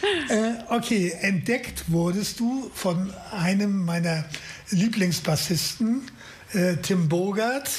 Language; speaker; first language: German; native; German